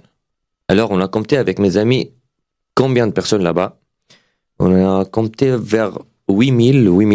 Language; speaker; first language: French; non-native, fluent; Arabic